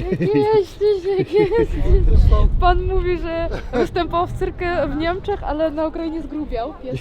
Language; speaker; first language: Polish; non-native, fluent; Ukrainian